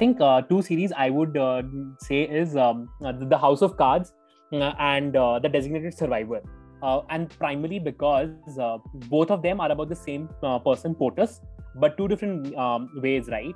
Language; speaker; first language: English; non-native, local second language; Hindi